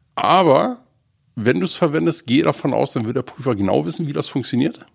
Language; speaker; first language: German; native; German